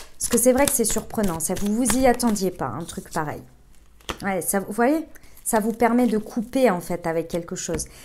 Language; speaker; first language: French; native; French